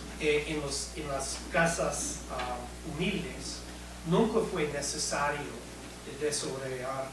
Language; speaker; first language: Spanish; non-native, fluent; English